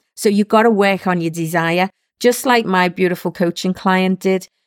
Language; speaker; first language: English; native; English